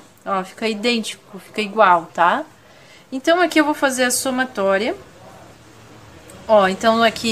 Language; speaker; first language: Portuguese; native; Portuguese